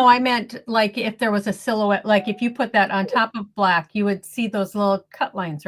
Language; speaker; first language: English; native; English